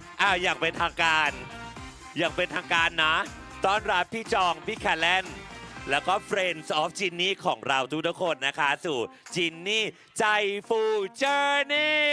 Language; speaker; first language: Thai; native; Thai